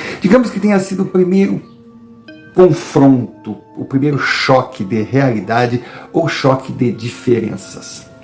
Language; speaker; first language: Portuguese; native; Portuguese